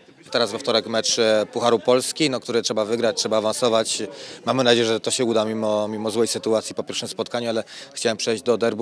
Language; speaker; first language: Polish; native; Polish